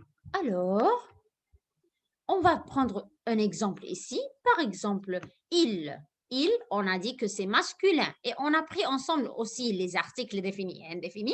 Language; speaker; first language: French; non-native, fluent; Arabic